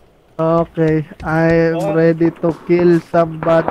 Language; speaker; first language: English; non-native, local second language; Filipino